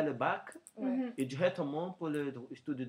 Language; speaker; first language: French; non-native, learner; Portuguese